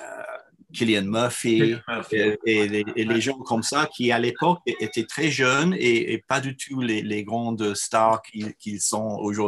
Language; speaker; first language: French; non-native, fluent; English